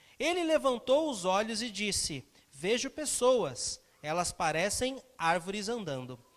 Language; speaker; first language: Portuguese; native; Portuguese